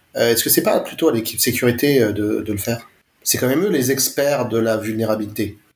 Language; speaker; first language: French; native; French